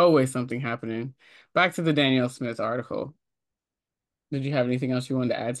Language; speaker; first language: English; native; English